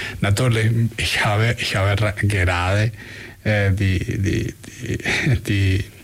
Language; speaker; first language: German; non-native, fluent; Spanish